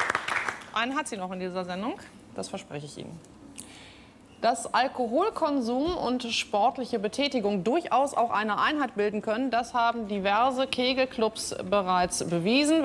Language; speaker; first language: German; native; German